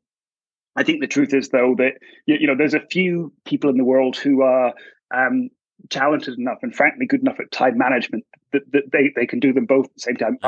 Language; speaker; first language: English; native; English